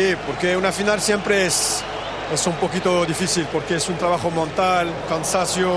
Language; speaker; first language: Spanish; non-native, fluent; French